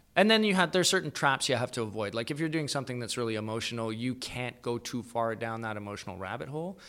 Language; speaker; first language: English; native; English